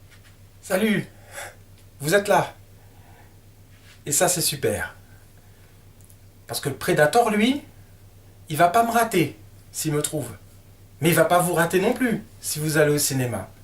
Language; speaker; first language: French; native; French